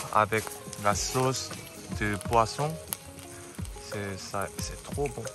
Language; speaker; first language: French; non-native, learner; Korean